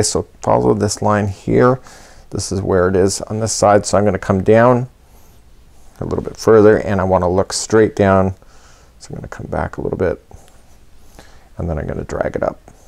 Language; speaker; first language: English; native; English